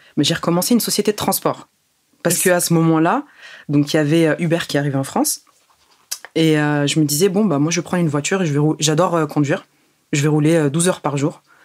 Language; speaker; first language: French; early bilingual, other home language; Arabic